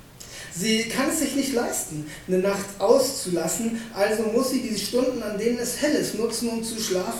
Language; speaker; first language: German; native; German